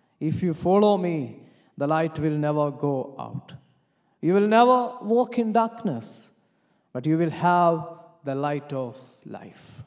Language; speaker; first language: English; non-native, local second language; Malayalam